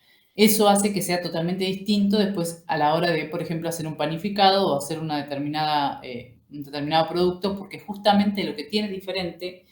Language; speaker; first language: Spanish; native; Spanish